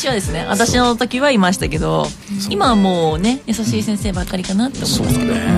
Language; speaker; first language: Japanese; native; Japanese